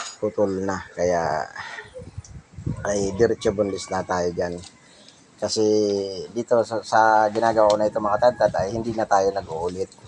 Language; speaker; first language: Filipino; non-native, local second language; Waray